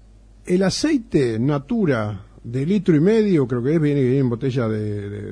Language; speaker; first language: Spanish; native; Spanish